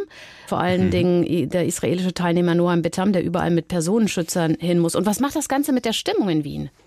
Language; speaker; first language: German; native; German